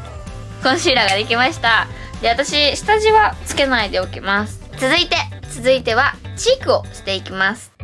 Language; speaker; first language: Japanese; native; Japanese